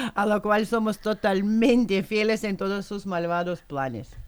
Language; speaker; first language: Spanish; non-native, fluent; Russian